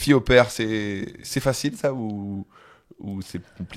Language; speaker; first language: French; native; French